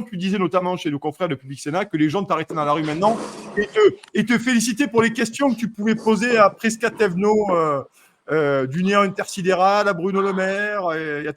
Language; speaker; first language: French; native; French